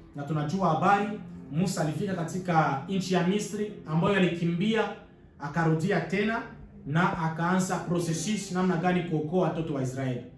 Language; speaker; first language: Swahili; native; Swahili